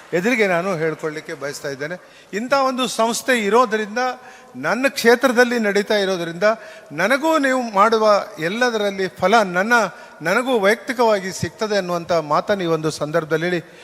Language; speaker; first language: Kannada; native; Kannada